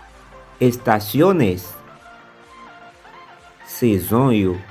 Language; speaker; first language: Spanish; non-native, learner; Haitian Creole